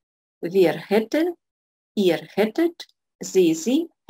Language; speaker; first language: German; non-native, fluent; Russian